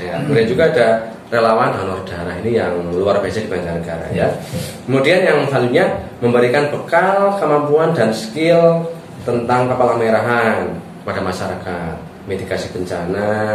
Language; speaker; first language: Indonesian; native; Indonesian